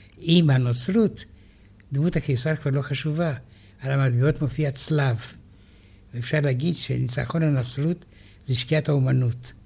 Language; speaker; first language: Hebrew; non-native, fluent; Romanian